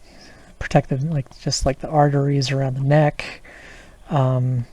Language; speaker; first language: English; native; English